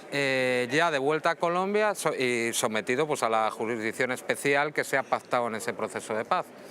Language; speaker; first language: Spanish; native; Spanish